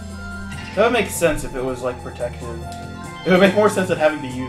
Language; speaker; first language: English; native; English